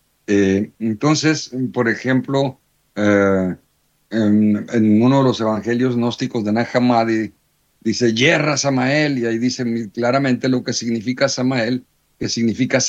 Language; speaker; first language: Spanish; native; Spanish